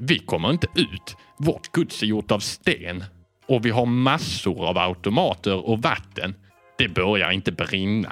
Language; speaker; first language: Swedish; native; Swedish